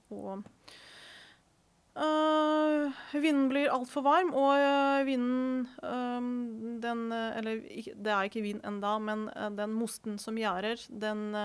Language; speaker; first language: Norwegian; non-native, fluent; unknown